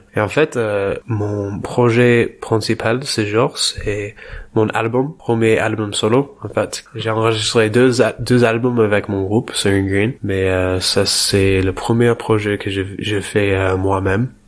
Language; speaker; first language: French; non-native, learner; English